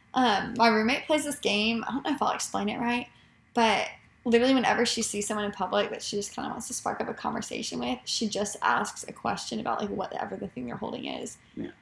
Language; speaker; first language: English; native; English